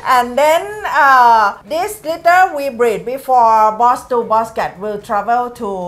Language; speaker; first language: English; non-native, learner; Thai